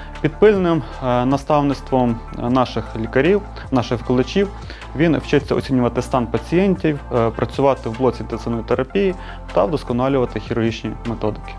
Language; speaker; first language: Ukrainian; native; Ukrainian